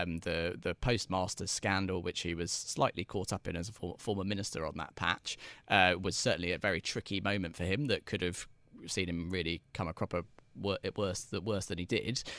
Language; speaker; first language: English; native; English